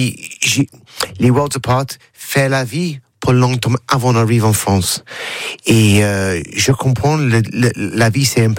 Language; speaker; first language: French; non-native, learner; English